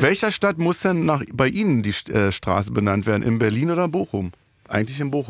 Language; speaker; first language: German; native; German